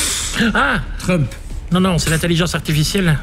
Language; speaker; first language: French; native; French